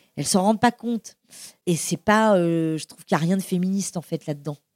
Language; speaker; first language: French; native; French